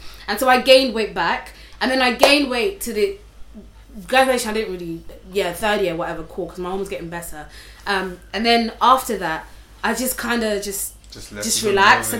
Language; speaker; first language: English; native; English